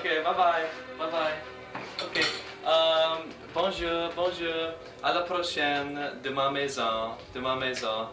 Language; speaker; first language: French; non-native, learner; English